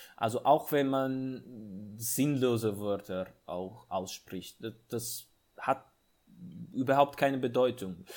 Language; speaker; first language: German; non-native, fluent; Italian